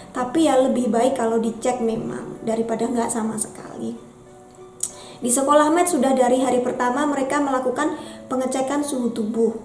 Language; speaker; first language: Indonesian; native; Indonesian